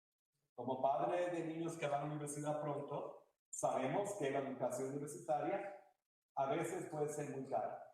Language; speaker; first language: Spanish; early bilingual, heritage; Spanish